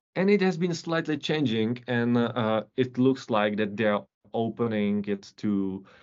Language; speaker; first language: English; non-native, fluent; Czech